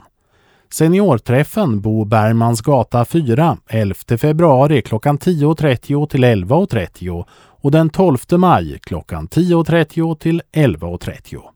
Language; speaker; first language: Swedish; native; Swedish